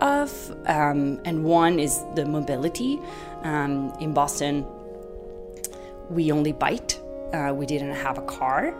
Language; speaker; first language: English; non-native, fluent; Italian